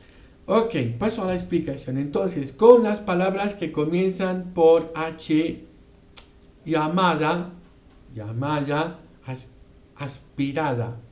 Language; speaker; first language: Spanish; non-native, fluent; French